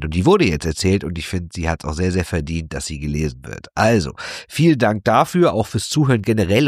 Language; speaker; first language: German; native; German